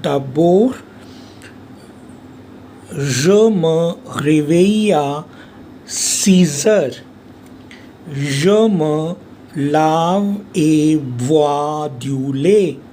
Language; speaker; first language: French; non-native, fluent; Hindi